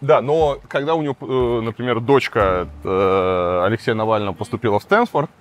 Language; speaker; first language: Russian; native; Russian